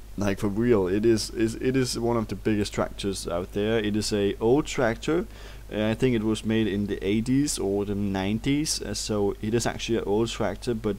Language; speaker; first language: English; non-native, fluent; Danish